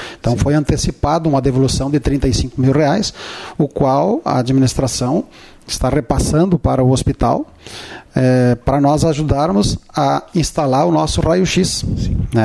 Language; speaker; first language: Portuguese; native; Portuguese